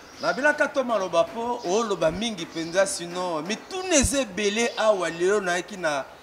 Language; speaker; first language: Lingala; native; Lingala